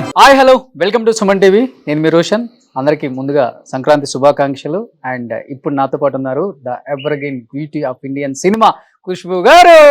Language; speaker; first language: Telugu; native; Telugu